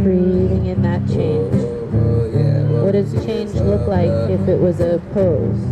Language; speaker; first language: English; native; English